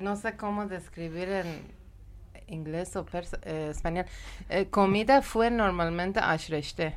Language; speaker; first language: Spanish; non-native, learner; Persian